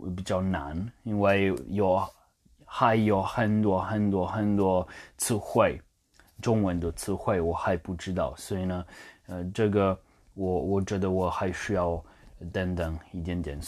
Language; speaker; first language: Chinese; non-native, learner; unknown